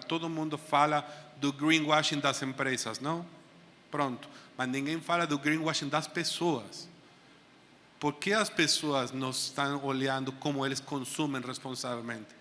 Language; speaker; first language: Portuguese; non-native, fluent; Spanish